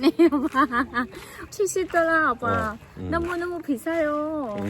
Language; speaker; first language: Korean; non-native, learner; Khmer